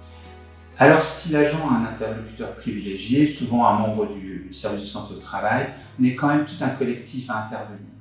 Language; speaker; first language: French; native; French